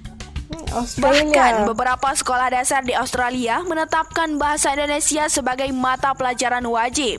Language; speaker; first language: Indonesian; native; Indonesian